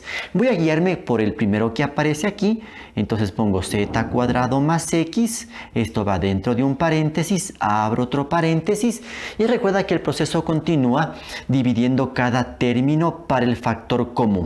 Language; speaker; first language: Spanish; native; Spanish